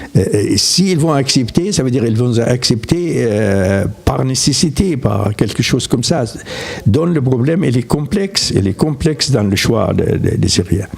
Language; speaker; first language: French; non-native, fluent; Arabic